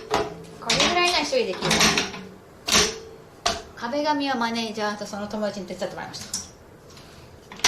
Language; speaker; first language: Japanese; native; Japanese